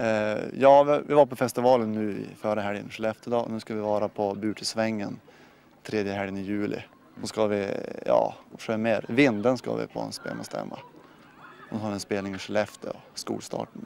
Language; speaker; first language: Swedish; native; Swedish